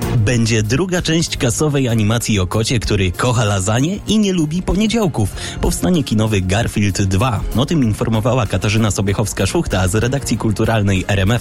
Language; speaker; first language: Polish; native; Polish